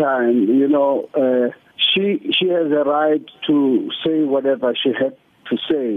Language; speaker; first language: English; non-native, local second language; Zulu